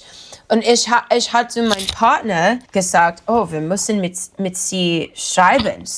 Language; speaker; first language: German; non-native, learner; English